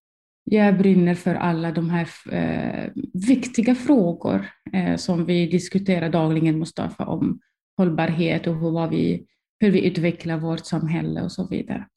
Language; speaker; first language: Swedish; non-native, fluent; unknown